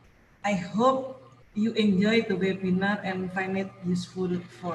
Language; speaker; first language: English; non-native, learner; Indonesian